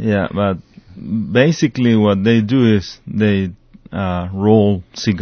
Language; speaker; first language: English; non-native, fluent; Spanish